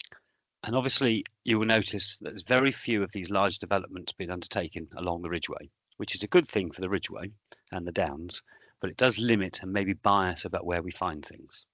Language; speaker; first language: English; native; English